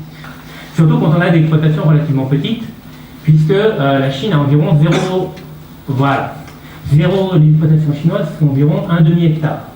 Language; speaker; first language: French; native; French